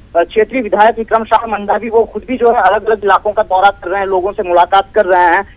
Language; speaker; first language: Hindi; native; Hindi